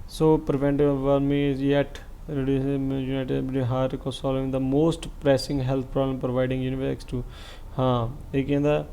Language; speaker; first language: English; non-native, local second language; Punjabi